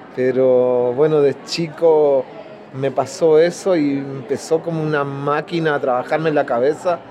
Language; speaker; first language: Spanish; native; Spanish